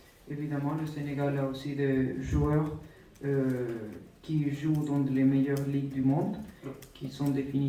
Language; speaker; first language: French; non-native, fluent; Spanish